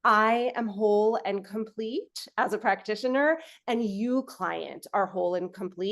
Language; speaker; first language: English; native; English